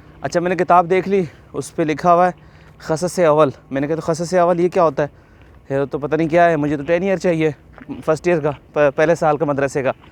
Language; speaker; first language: Urdu; native; Urdu